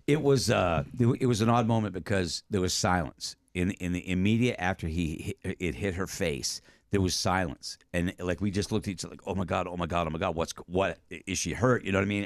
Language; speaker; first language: English; native; English